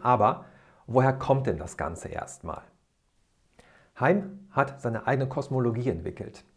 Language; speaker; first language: German; native; German